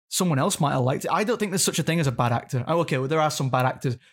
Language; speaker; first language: English; native; English